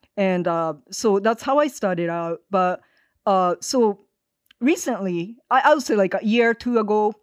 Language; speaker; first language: English; non-native, fluent; Japanese